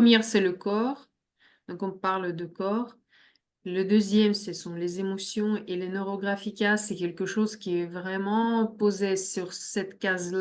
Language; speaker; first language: French; non-native, fluent; Russian